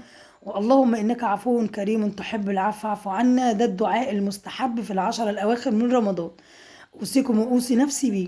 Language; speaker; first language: Arabic; native; Arabic